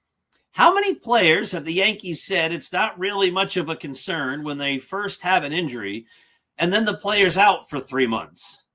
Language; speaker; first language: English; native; English